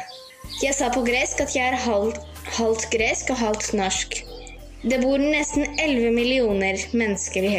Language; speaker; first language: Norwegian; early bilingual, heritage; Greek